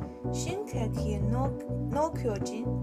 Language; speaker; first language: Japanese; non-native, learner; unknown